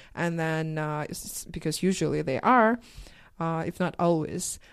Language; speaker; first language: English; non-native, fluent; Russian